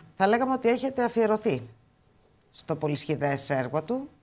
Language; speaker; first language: Greek; native; Greek